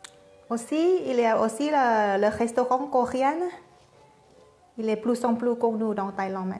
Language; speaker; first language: French; non-native, learner; Thai